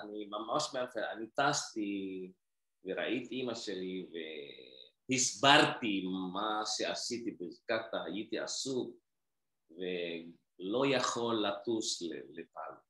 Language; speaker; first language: Hebrew; non-native, learner; Indonesian